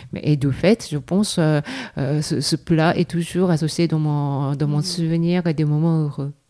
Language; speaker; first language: French; non-native, fluent; Japanese